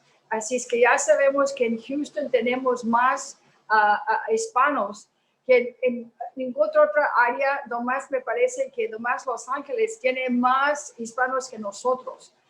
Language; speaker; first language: Spanish; early bilingual, heritage; Spanish